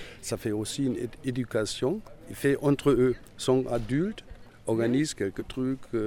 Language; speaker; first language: French; non-native, learner; German